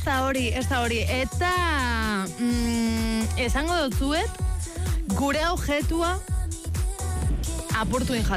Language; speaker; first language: Basque; native; Basque